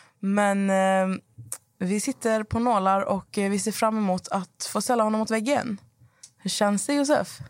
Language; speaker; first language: Swedish; native; Swedish